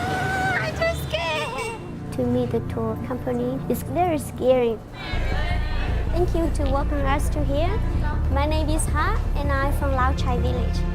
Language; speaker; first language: English; non-native, local second language; Hmong